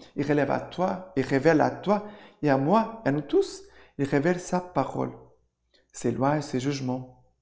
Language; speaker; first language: French; non-native, fluent; Portuguese